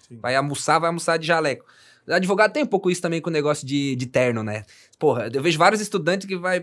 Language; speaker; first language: Portuguese; native; Portuguese